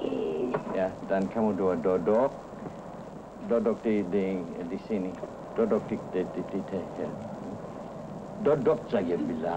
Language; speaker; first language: Indonesian; non-native, learner; English